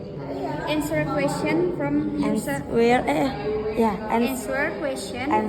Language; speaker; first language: English; non-native, learner; Indonesian